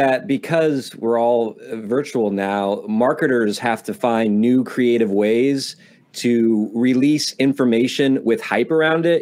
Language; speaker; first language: English; non-native, local second language; Filipino